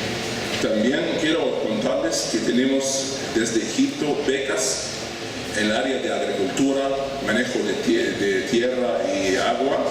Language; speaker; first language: Spanish; non-native, fluent; Arabic